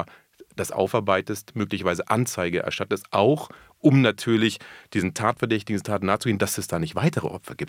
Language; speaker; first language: German; native; German